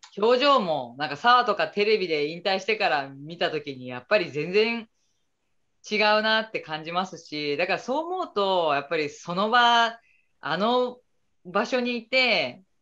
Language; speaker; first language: Japanese; native; Japanese